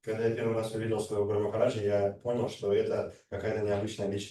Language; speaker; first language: Russian; native; Russian